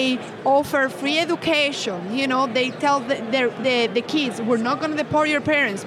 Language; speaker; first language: English; non-native, fluent; Spanish